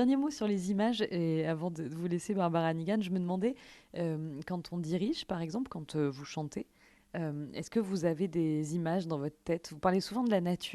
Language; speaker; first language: French; native; French